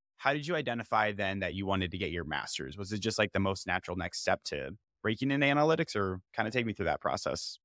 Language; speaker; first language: English; native; English